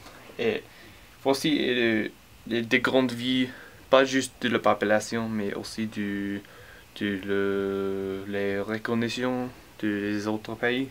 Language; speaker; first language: French; non-native, learner; English